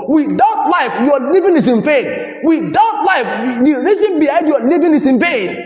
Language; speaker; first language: English; non-native, local second language; Yoruba